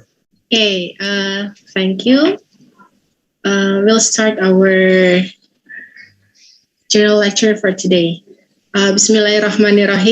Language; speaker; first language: English; non-native, fluent; Indonesian